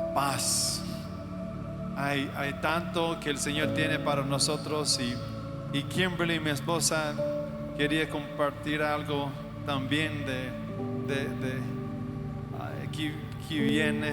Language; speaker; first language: Spanish; non-native, fluent; English